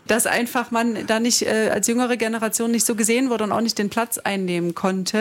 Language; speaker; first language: German; native; German